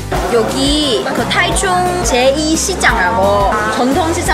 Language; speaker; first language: Korean; non-native, fluent; Chinese